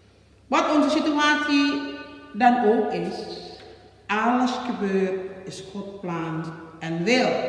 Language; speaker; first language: Dutch; non-native, learner; Indonesian